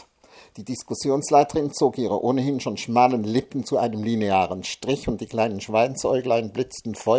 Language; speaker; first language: German; native; German